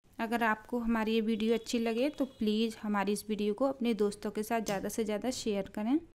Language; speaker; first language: Hindi; native; Hindi